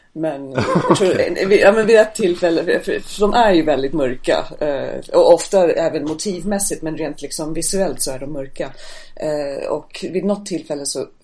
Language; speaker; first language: Swedish; non-native, fluent; English